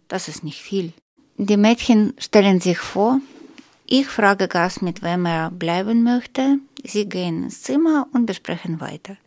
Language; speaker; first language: German; non-native, learner; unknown